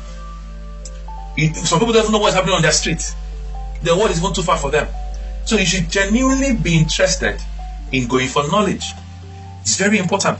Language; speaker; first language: English; non-native, local second language; Igbo